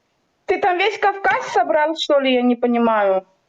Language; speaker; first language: Russian; native; Russian